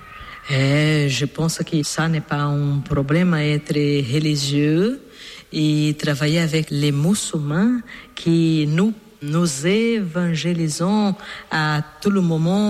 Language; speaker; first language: French; non-native, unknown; Portuguese